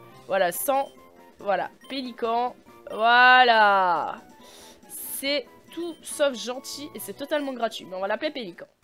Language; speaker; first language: French; native; French